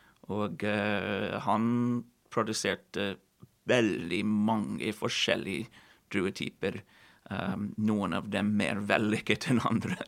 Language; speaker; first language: Norwegian; non-native, fluent; English